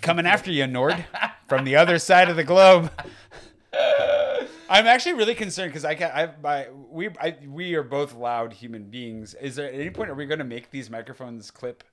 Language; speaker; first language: English; native; English